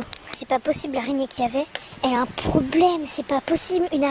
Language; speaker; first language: French; native; French